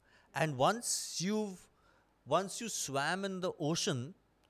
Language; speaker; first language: English; non-native, local second language; Bangla